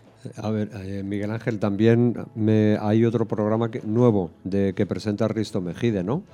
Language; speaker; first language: Spanish; native; Spanish